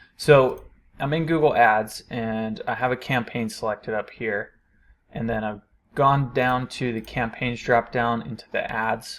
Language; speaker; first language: English; native; English